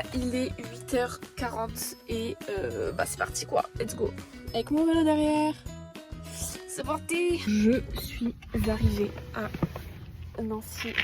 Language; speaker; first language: French; native; French